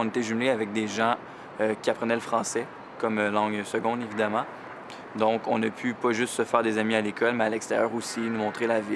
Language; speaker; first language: French; native; French